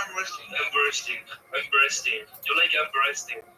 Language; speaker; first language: English; non-native, learner; Spanish